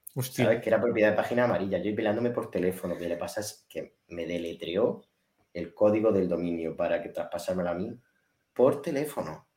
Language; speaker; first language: Spanish; native; Spanish